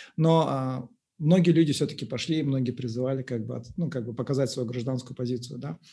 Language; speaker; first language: Russian; native; Russian